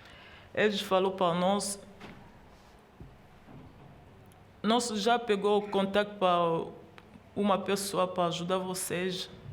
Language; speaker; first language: Portuguese; non-native, learner; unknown